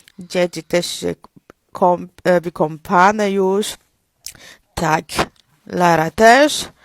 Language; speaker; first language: Polish; non-native, fluent; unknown